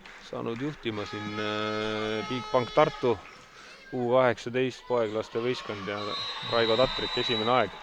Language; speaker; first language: Estonian; native; Estonian